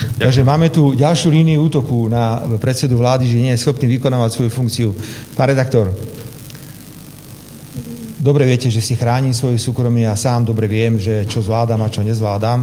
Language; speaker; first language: Slovak; native; Slovak